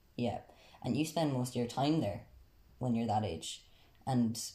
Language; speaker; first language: English; native; English